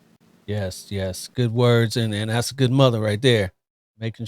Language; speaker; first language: English; native; English